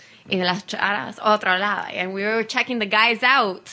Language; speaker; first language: English; early bilingual, other home language; Spanish